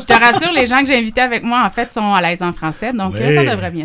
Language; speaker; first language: French; native; French